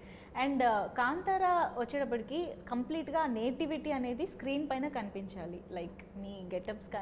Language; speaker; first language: Telugu; native; Telugu